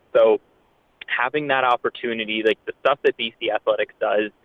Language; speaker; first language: English; native; English